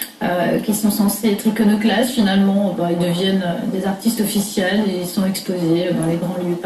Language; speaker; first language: French; native; French